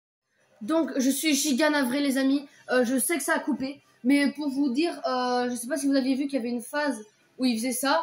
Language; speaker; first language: French; native; French